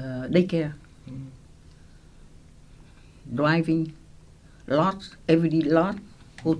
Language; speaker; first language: English; non-native, local second language; Vietnamese